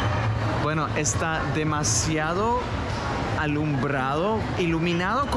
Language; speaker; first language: Spanish; non-native, fluent; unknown